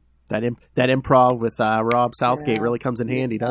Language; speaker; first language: English; native; English